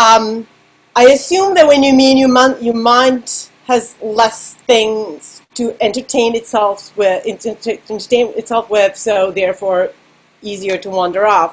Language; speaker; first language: English; non-native, fluent; Serbian